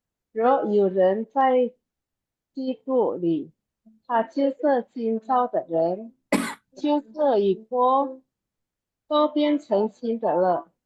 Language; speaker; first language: Chinese; non-native, learner; Indonesian